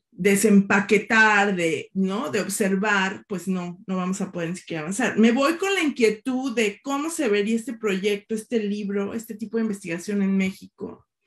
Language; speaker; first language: Spanish; native; Spanish